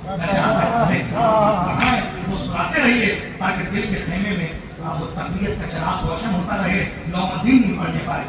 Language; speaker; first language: Urdu; native; Urdu